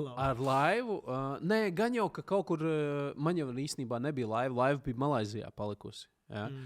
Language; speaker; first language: Latvian; native; Latvian